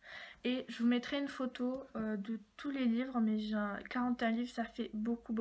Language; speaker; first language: French; native; French